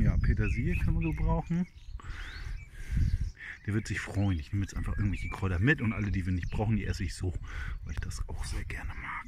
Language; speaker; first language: German; native; German